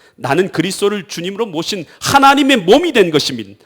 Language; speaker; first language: Korean; native; Korean